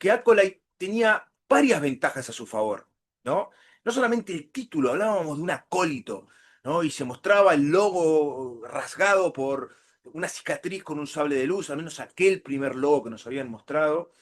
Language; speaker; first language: Spanish; native; Spanish